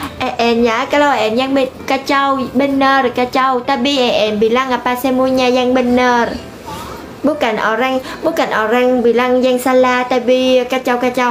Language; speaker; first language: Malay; non-native, learner; Vietnamese